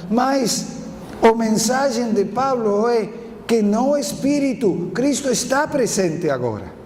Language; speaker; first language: Portuguese; non-native, fluent; Spanish